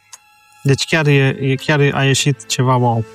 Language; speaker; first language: Romanian; native; Romanian